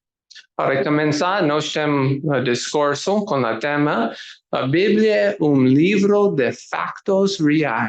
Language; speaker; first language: Portuguese; non-native, learner; English